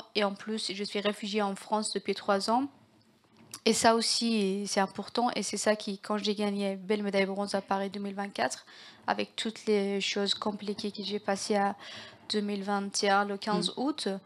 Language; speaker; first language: French; non-native, learner; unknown